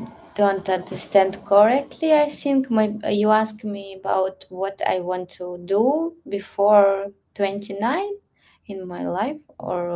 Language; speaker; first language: English; non-native, learner; Russian